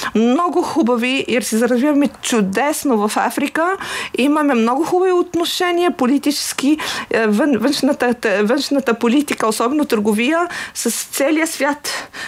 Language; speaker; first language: Bulgarian; non-native, fluent; Arabic